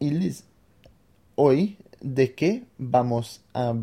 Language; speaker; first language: Spanish; non-native, fluent; English